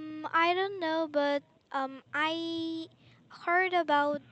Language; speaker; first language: English; non-native, learner; Korean